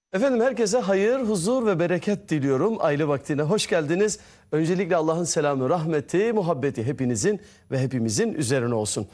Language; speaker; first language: Turkish; native; Turkish